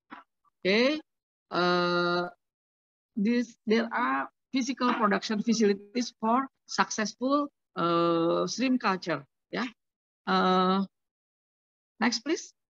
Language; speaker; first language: English; non-native, learner; Indonesian